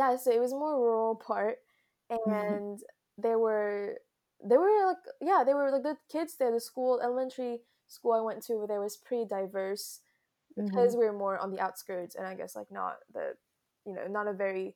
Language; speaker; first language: English; early bilingual, other home language; French